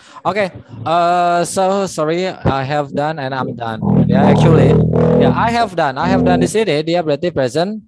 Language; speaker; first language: English; non-native, learner; Indonesian